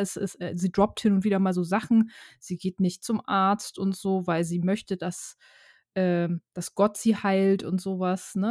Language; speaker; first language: German; native; German